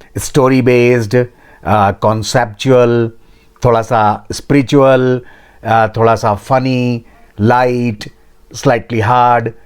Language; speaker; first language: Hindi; native; Hindi